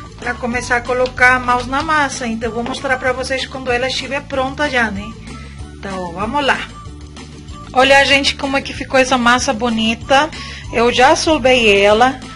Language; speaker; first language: Portuguese; non-native, fluent; Spanish